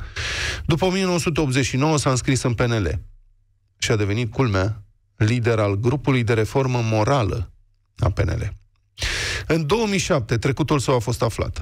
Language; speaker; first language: Romanian; native; Romanian